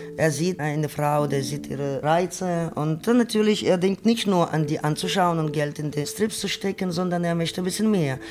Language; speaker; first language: German; non-native, fluent; Ukrainian